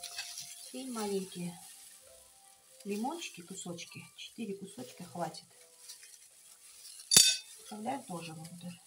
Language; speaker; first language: Russian; non-native, fluent; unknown